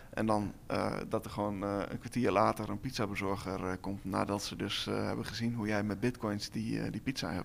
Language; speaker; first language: Dutch; native; Dutch